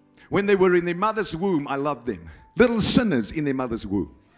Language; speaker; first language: English; non-native, local second language; Afrikaans